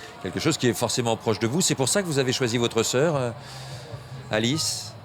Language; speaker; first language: French; native; French